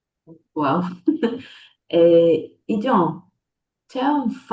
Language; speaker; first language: Italian; non-native, fluent; Portuguese